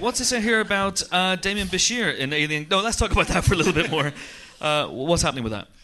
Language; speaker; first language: English; native; English